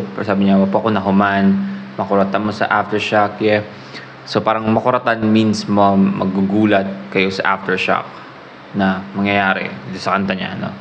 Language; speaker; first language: Filipino; native; Filipino